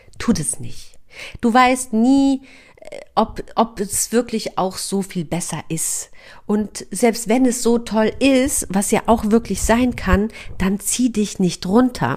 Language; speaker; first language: German; native; German